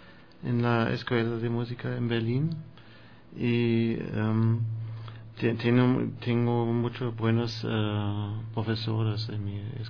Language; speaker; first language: Spanish; non-native, learner; German